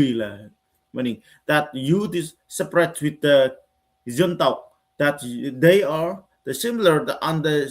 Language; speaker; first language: English; non-native, learner; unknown